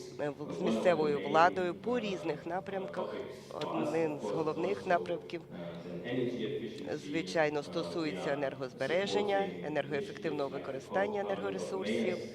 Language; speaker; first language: Ukrainian; native; Ukrainian